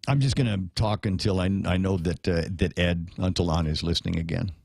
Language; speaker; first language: English; native; English